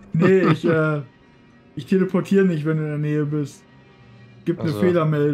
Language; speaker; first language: German; native; German